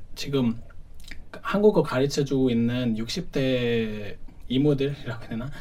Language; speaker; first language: Korean; non-native, fluent; Arabic